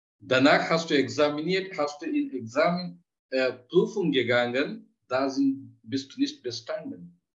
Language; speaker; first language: German; non-native, learner; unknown